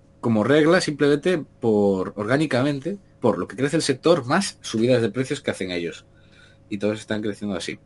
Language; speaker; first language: Spanish; native; Spanish